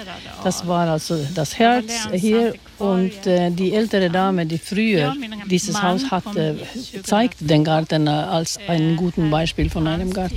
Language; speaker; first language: German; non-native, fluent; Swedish